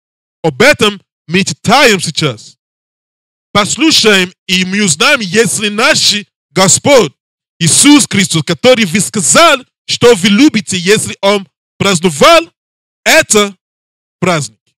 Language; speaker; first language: Russian; non-native, learner; English